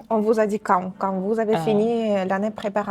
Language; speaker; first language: French; non-native, fluent; Russian